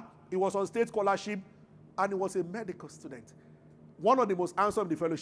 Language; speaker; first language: English; non-native, local second language; Yoruba